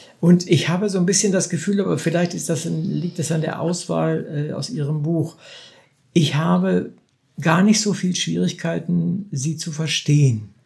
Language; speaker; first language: German; native; German